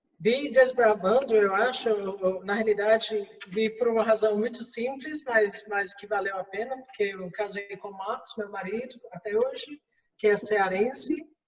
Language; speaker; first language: Portuguese; non-native, fluent; English